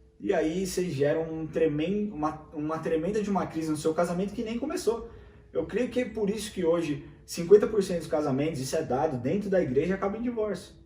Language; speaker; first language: Portuguese; native; Portuguese